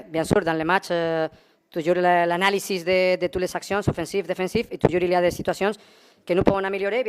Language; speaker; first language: French; non-native, learner; Spanish